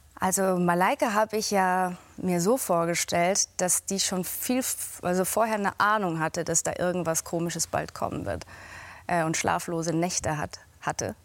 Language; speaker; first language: German; native; German